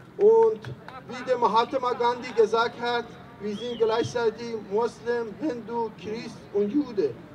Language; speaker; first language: German; non-native, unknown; Persian